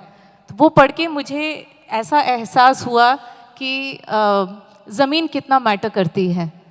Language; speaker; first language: Hindi; native; Hindi